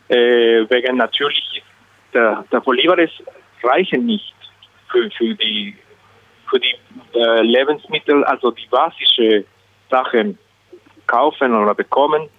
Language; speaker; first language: German; non-native, learner; Spanish